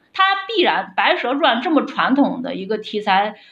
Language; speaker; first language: Chinese; native; Chinese